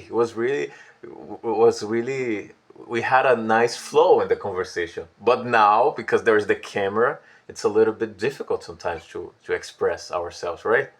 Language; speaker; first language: English; non-native, fluent; Portuguese